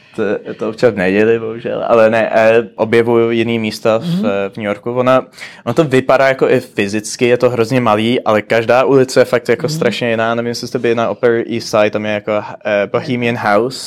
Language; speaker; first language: Czech; early bilingual, heritage; Czech